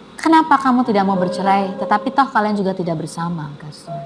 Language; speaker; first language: Indonesian; native; Indonesian